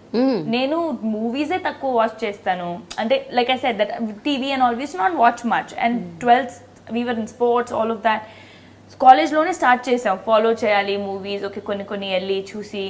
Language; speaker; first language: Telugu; non-native, fluent; Hindi